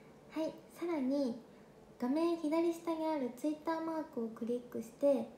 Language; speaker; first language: Japanese; native; Japanese